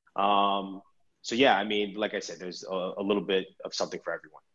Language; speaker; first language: English; native; English